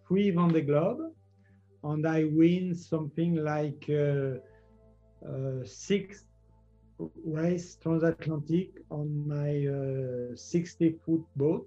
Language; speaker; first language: English; non-native, learner; French